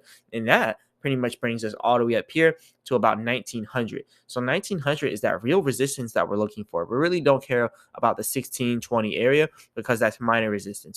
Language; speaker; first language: English; native; English